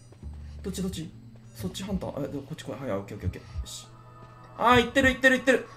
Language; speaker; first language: Japanese; native; Japanese